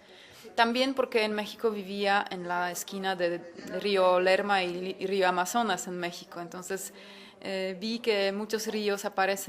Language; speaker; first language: Spanish; non-native, fluent; Polish